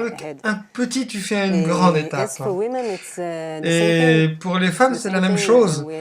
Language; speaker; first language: French; non-native, fluent; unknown